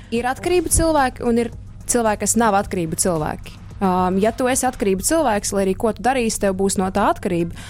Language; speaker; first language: Latvian; native; Latvian